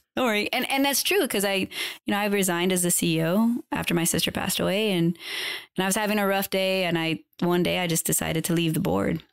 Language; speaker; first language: English; native; English